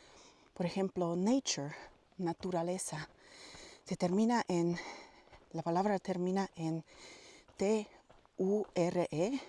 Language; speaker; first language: Spanish; non-native, fluent; English